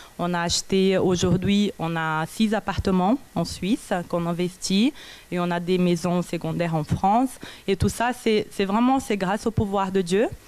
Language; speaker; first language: French; non-native, fluent; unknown